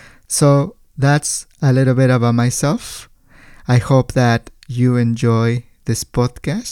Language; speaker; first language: English; non-native, fluent; Spanish